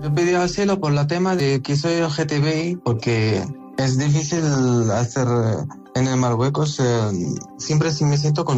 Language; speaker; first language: Spanish; non-native, learner; Arabic